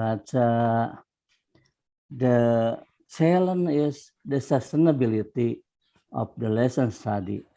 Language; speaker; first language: English; non-native, fluent; Indonesian